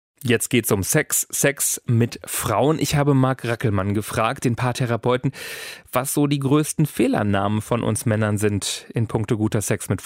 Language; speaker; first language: German; native; German